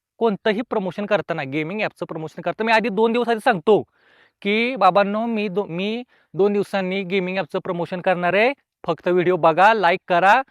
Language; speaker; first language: Marathi; native; Marathi